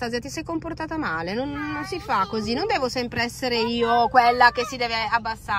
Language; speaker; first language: Italian; native; Italian